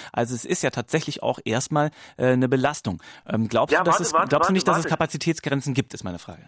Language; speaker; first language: German; native; German